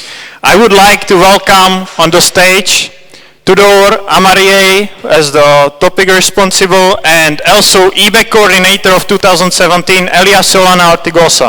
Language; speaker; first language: English; non-native, fluent; Czech